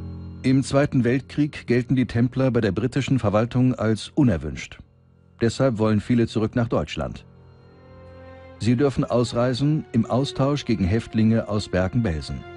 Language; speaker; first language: German; native; German